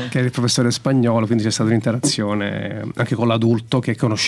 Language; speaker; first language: Italian; native; Italian